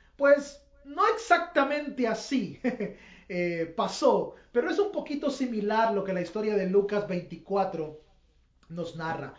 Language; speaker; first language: Spanish; native; Spanish